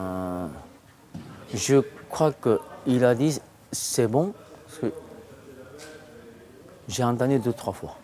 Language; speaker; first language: French; non-native, fluent; Japanese